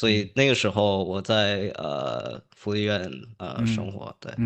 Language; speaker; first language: Chinese; early bilingual, heritage; English